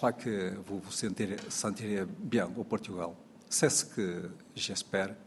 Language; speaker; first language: French; non-native, fluent; Portuguese